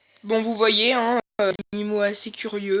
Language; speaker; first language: French; native; French